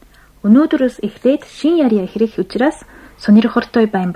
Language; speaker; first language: Mongolian; non-native, fluent; Japanese